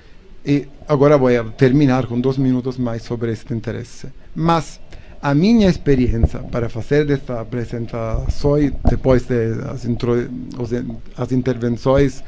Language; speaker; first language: Portuguese; non-native, learner; Italian